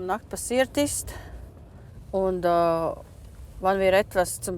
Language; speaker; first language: German; non-native, learner; Latvian